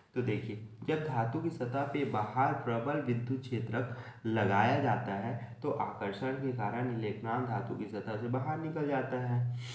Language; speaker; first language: Hindi; native; Hindi